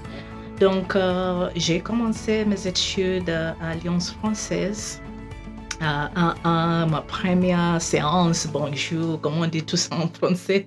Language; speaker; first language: French; non-native, fluent; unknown